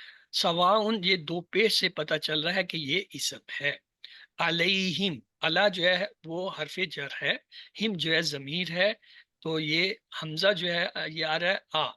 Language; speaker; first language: Urdu; native; Urdu